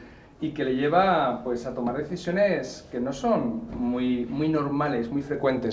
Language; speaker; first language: Spanish; native; Spanish